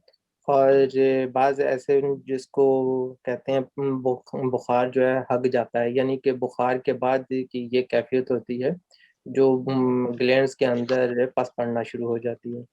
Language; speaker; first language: Urdu; native; Urdu